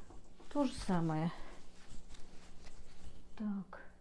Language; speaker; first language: Russian; non-native, local second language; Chechen